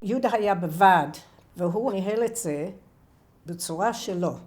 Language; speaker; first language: Hebrew; non-native, fluent; English